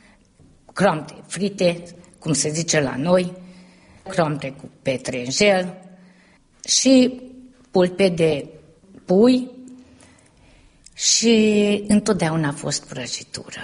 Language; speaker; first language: Romanian; early bilingual, heritage; Romanian